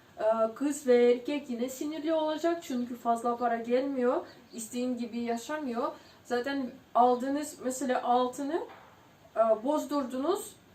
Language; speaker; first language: Turkish; non-native, fluent; Ukrainian